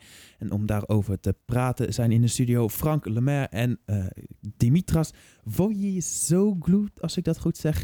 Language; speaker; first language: Dutch; native; Dutch